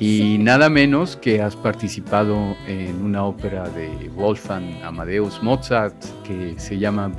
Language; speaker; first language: Spanish; native; Spanish